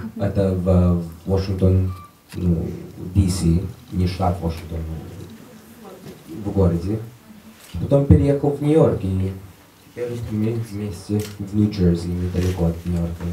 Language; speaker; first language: Russian; non-native, learner; English